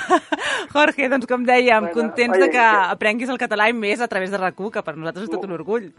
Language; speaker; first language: Catalan; native; Catalan